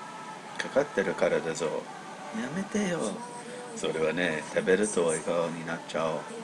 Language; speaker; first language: Japanese; non-native, learner; English